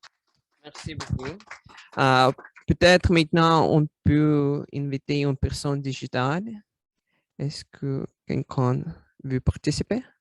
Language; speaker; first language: French; non-native, learner; Russian